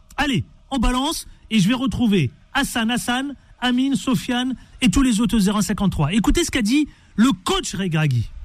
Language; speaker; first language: French; native; French